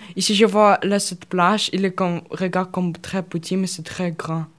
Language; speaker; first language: French; non-native, learner; Russian